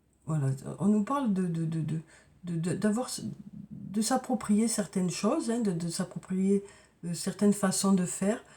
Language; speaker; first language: French; native; French